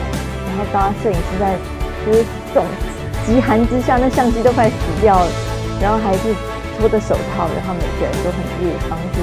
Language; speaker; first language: Chinese; native; Chinese